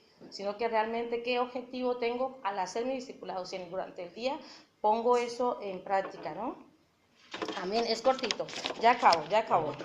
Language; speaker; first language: Spanish; native; Spanish